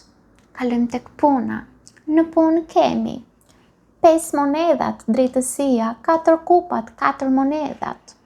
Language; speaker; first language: Albanian; native; Albanian